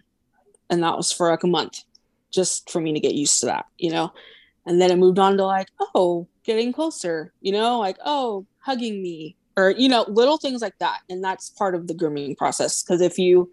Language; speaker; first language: English; native; English